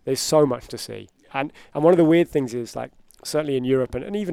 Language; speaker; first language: English; native; English